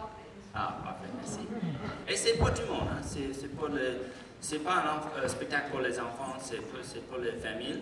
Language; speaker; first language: French; non-native, learner; English